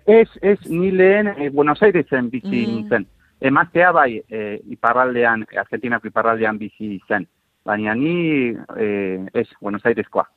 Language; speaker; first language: Basque; non-native, fluent; Spanish